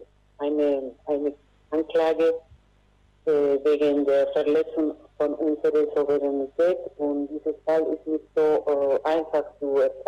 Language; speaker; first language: German; non-native, learner; Spanish